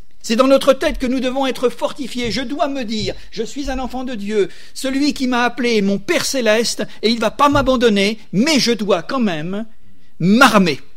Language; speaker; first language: French; native; French